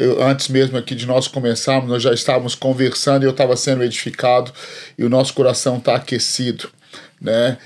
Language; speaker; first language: Portuguese; native; Portuguese